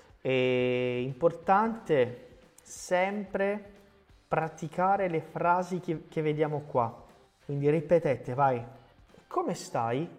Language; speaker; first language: Italian; non-native, fluent; Portuguese